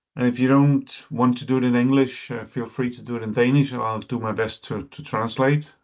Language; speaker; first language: English; non-native, fluent; Danish